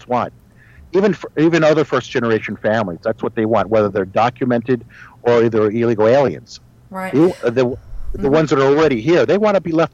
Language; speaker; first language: English; early bilingual, other home language; Spanish